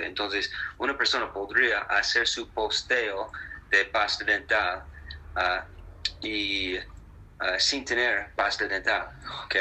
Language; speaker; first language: Spanish; non-native, fluent; English